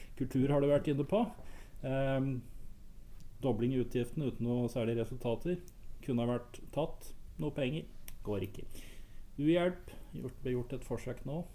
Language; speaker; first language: Norwegian; native; Norwegian